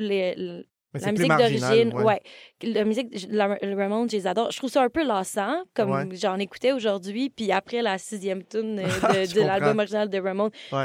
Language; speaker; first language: French; native; French